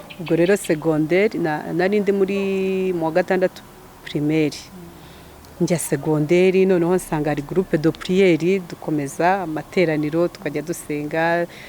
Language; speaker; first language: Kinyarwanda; early bilingual, heritage; Kinyarwanda